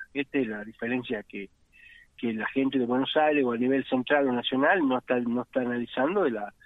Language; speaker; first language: Spanish; native; Spanish